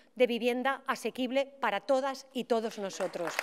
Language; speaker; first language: Spanish; native; Spanish